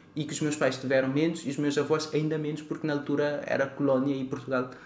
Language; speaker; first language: Portuguese; non-native, local second language; Kabuverdianu